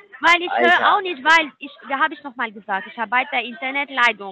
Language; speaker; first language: German; non-native, learner; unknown